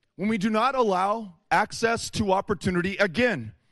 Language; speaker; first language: English; native; English